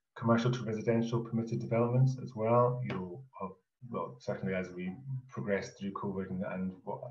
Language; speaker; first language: English; native; English